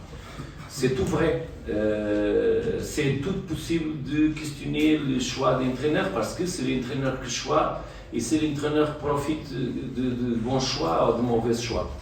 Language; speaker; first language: French; non-native, fluent; Portuguese